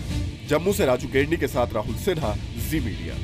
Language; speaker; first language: Hindi; native; Hindi